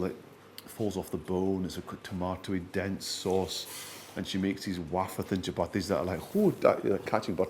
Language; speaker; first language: English; early bilingual, other home language; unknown